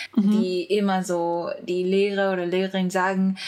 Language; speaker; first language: German; non-native, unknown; Japanese